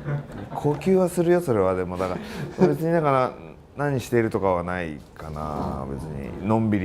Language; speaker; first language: Japanese; native; Japanese